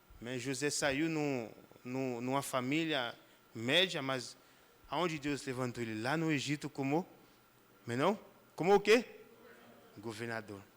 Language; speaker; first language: Portuguese; non-native, fluent; Haitian Creole